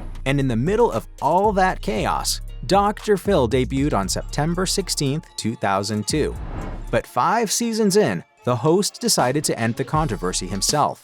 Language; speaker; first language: English; native; English